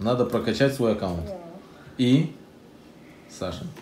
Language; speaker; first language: Russian; native; Russian